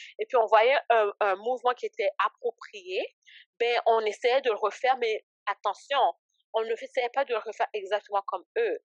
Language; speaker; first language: French; early bilingual, other home language; Haitian Creole